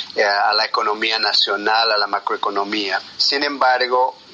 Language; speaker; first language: Spanish; non-native, local second language; Quechua